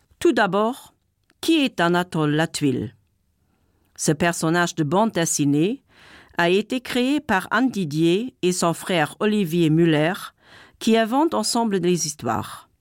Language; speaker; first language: French; non-native, local second language; Luxembourgish